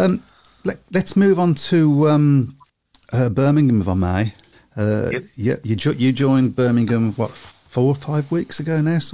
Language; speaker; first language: English; native; English